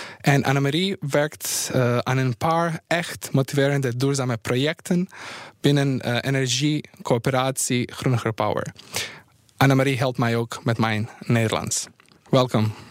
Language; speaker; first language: Dutch; non-native, fluent; Bosnian